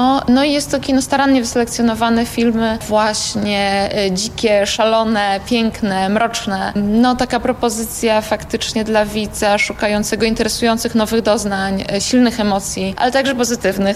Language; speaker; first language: Polish; native; Polish